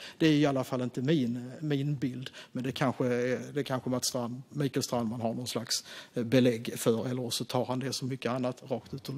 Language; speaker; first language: Swedish; native; Swedish